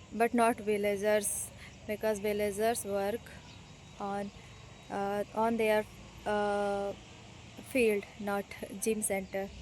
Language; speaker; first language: English; non-native, learner; Hindi